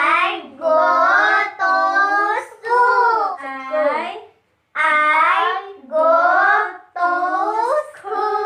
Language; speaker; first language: English; non-native, learner; Indonesian